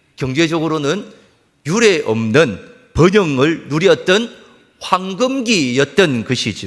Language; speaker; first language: Korean; native; Korean